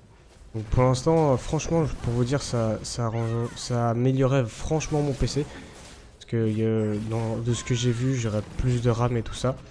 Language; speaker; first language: French; native; French